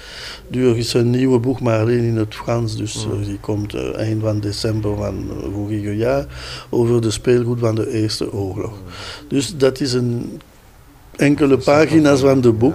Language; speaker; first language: Dutch; non-native, local second language; French